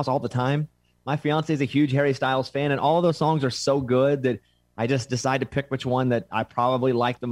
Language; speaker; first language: English; native; English